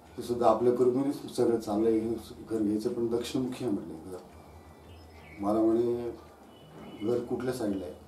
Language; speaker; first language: Marathi; native; Marathi